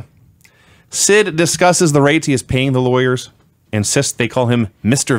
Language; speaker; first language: English; native; English